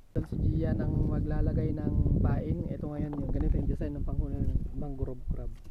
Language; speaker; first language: Filipino; non-native, local second language; Iloko